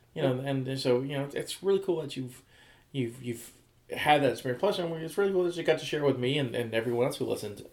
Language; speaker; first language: English; native; English